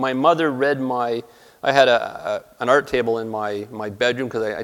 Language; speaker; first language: English; native; English